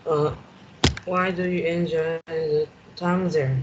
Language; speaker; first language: English; non-native, learner; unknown